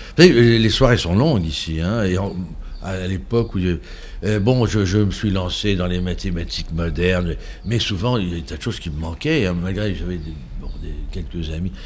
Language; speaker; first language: French; native; French